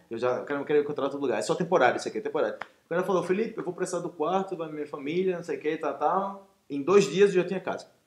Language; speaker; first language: Portuguese; native; Portuguese